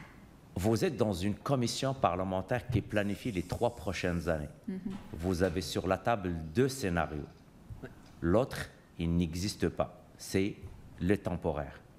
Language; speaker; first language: French; native; French